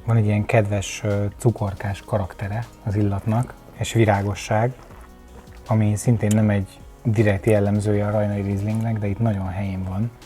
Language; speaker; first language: Hungarian; native; Hungarian